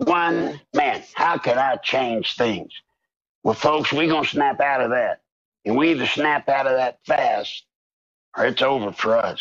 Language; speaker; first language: English; native; English